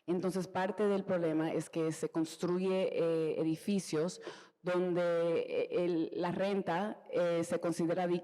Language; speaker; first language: Spanish; early bilingual, heritage; Spanish